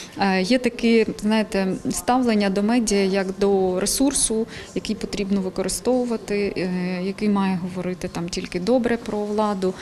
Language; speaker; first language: Ukrainian; native; Ukrainian